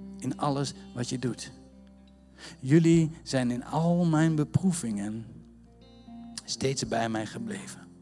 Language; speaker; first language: Dutch; native; Dutch